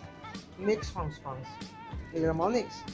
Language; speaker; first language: Dutch; non-native, fluent; Spanish